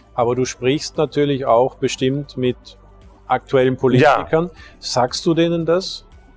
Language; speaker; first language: German; native; German